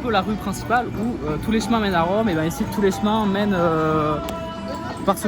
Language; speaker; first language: French; native; French